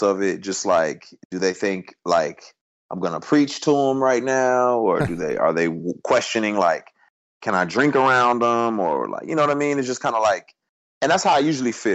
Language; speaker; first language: English; native; English